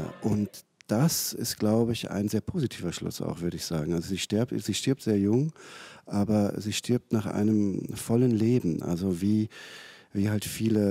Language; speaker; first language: German; native; German